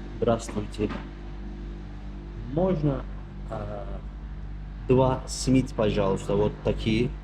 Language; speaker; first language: Russian; non-native, learner; Turkish